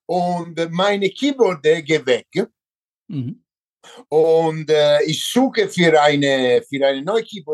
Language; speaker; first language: German; non-native, learner; Italian